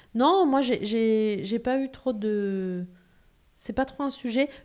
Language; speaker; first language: French; native; French